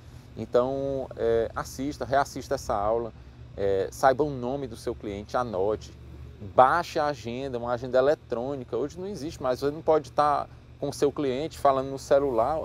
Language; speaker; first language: Portuguese; native; Portuguese